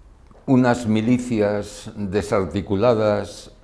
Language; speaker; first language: Spanish; native; Spanish